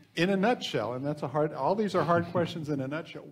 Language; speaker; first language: English; native; English